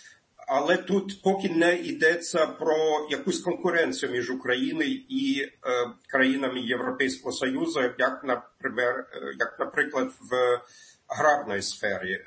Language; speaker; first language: Ukrainian; non-native, fluent; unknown